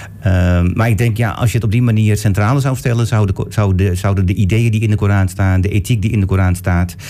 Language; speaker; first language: Dutch; early bilingual, other home language; Turkish